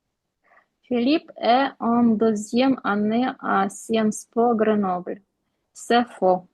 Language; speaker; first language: French; non-native, learner; Ukrainian